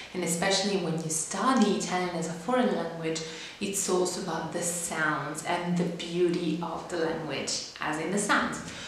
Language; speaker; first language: English; non-native, fluent; Italian